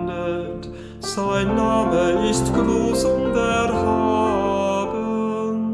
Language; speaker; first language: German; native; German